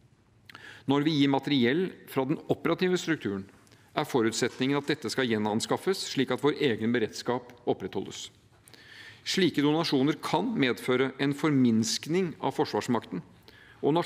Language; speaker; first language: Norwegian; native; Norwegian